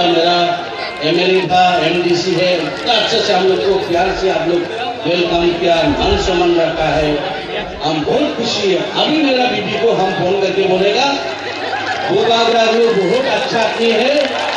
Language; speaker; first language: Hindi; non-native, local second language; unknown